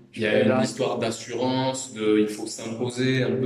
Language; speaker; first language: French; native; French